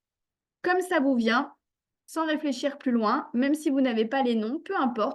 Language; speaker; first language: French; native; French